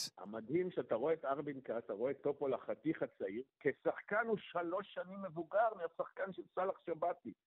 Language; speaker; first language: Hebrew; native; Hebrew